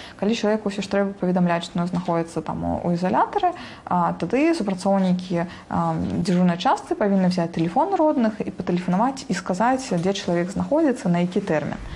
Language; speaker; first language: Belarusian; non-native, local second language; Russian